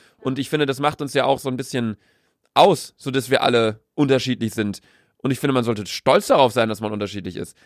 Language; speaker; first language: German; native; German